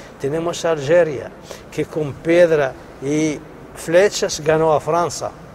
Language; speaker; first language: Spanish; non-native, local second language; Arabic